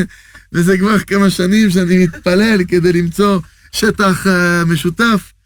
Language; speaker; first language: Hebrew; non-native, fluent; French